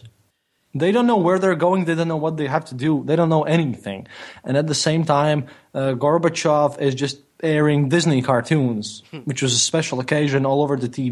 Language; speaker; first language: English; non-native, fluent; Latvian